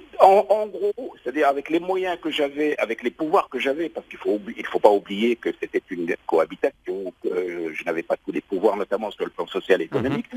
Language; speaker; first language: French; non-native, local second language; Arabic